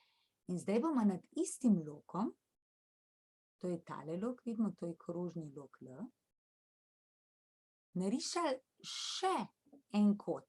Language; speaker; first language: Slovenian; native; Slovenian